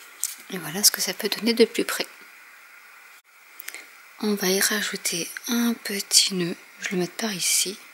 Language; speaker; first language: French; native; French